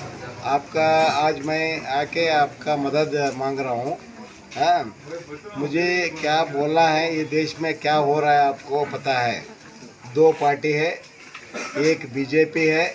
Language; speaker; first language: Hindi; non-native, local second language; Kannada